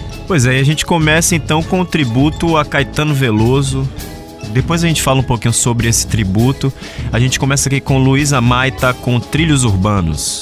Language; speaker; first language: Portuguese; native; Portuguese